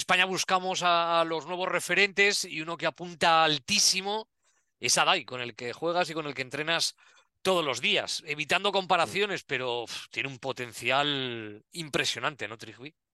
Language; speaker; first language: Spanish; native; Spanish